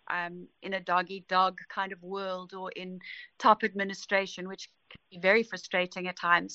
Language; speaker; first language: English; native; English